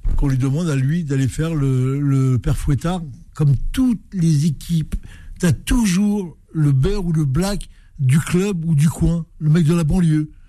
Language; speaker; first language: French; native; French